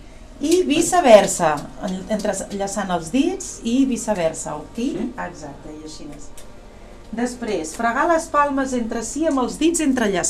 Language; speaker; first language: Catalan; native; Catalan